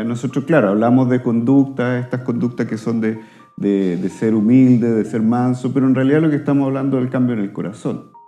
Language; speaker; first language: Spanish; native; Spanish